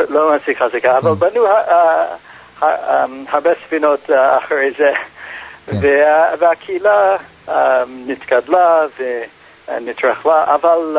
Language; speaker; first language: Hebrew; non-native, fluent; English